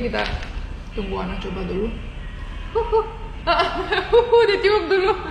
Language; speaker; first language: Indonesian; non-native, fluent; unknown